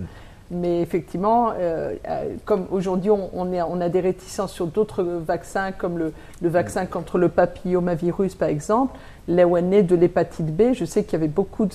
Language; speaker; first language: French; native; French